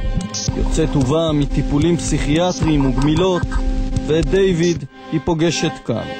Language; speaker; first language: Hebrew; native; Hebrew